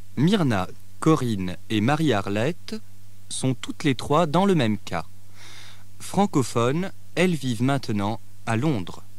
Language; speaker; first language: French; native; French